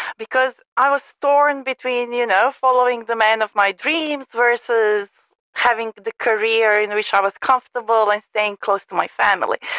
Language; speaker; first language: English; non-native, fluent; Croatian